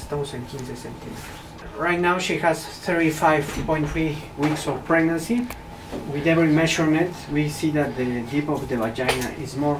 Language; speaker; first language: English; non-native, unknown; Spanish